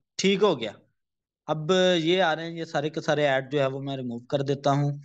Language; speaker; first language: Urdu; native; Urdu